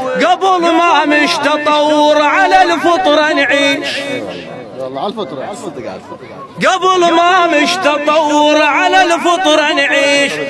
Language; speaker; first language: Arabic; native; Arabic